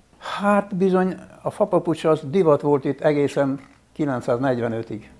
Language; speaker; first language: Hungarian; non-native, local second language; German